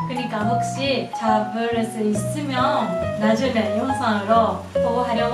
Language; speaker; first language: Korean; non-native, learner; Japanese